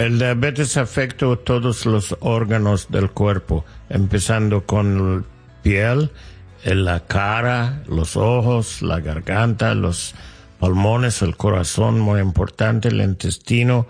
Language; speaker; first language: Spanish; non-native, fluent; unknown